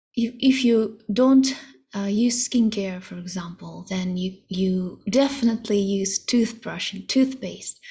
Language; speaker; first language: English; non-native, fluent; Russian